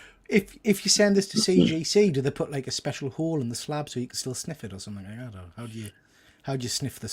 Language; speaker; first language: English; native; English